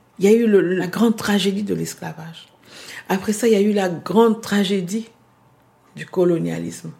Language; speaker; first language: French; non-native, local second language; Lingala